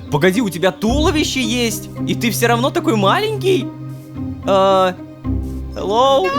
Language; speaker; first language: Russian; native; Russian